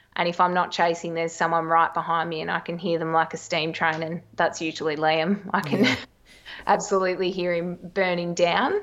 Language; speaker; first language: English; native; English